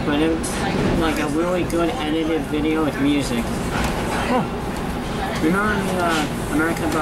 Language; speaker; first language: English; native; English